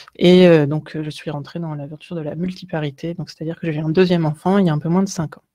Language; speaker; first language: French; native; French